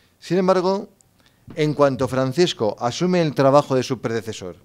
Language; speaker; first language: Spanish; native; Spanish